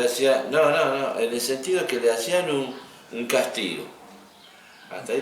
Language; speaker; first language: Spanish; native; Spanish